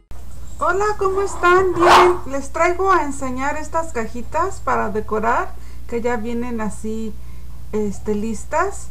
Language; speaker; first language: Spanish; native; Spanish